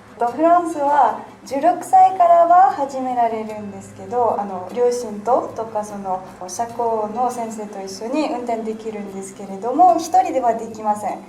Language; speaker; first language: Japanese; non-native, fluent; French